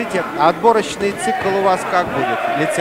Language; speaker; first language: Russian; native; Russian